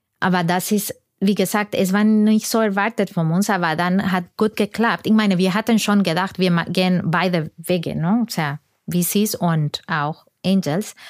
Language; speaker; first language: German; non-native, fluent; Spanish